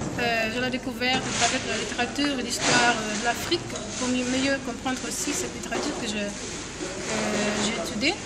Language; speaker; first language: French; non-native, fluent; Portuguese